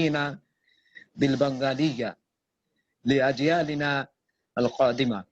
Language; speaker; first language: Arabic; non-native, fluent; Bangla